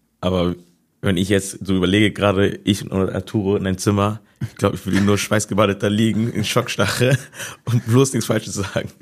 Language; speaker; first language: German; native; German